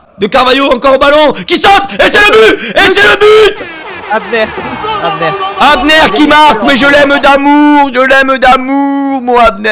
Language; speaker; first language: French; native; French